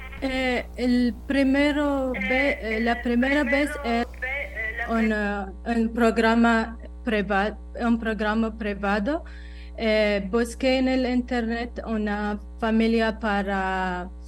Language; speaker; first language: Spanish; non-native, learner; Arabic